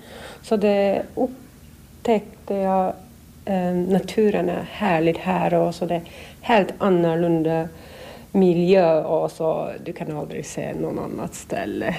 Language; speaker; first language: Swedish; non-native, learner; Turkish